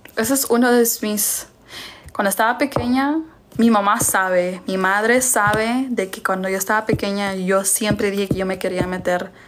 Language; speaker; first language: Spanish; early bilingual, other home language; English